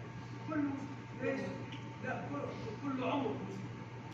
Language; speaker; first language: Arabic; non-native, learner; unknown